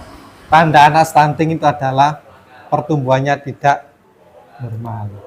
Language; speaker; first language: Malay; non-native, local second language; Javanese